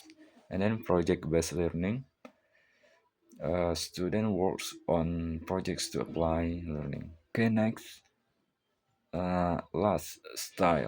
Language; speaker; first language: English; non-native, learner; Indonesian